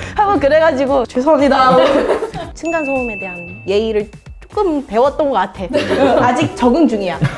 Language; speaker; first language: Korean; early bilingual, heritage; Korean